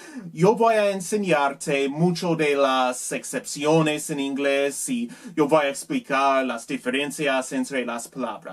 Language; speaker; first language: Spanish; non-native, learner; English